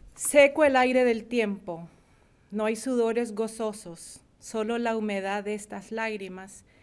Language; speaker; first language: Spanish; native; Spanish